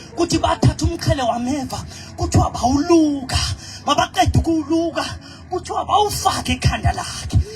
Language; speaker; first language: Zulu; native; Zulu